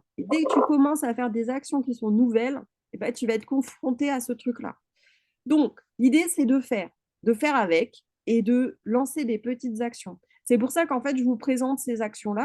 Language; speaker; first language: French; native; French